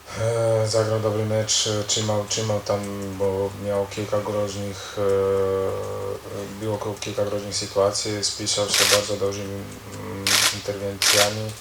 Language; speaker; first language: Polish; non-native, learner; Croatian